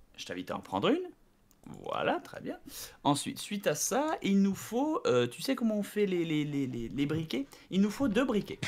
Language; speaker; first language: French; native; French